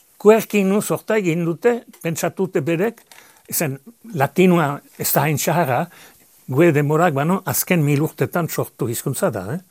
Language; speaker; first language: Basque; native; Basque